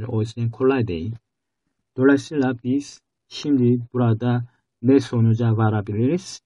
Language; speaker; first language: Turkish; non-native, fluent; Korean